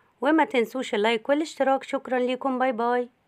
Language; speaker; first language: Arabic; native; Arabic